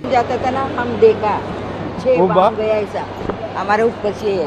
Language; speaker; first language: Hindi; non-native, local second language; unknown